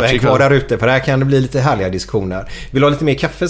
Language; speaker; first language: Swedish; native; Swedish